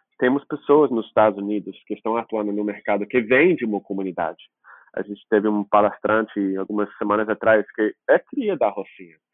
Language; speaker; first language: Portuguese; non-native, fluent; English